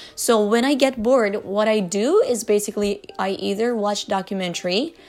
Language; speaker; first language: English; non-native, fluent; Chinese